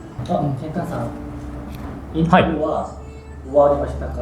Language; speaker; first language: Japanese; non-native, learner; Korean